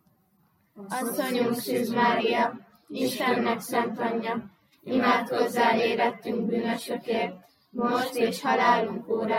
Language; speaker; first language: Hungarian; native; Hungarian